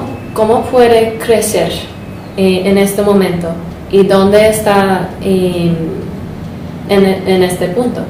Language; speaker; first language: Spanish; non-native, fluent; English